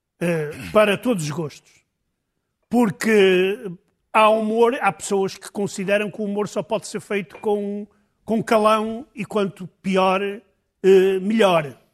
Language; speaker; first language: Portuguese; native; Portuguese